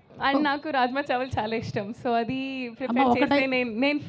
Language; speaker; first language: Telugu; non-native, local second language; Hindi